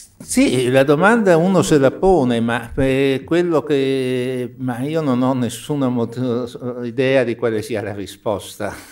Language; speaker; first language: Italian; native; Italian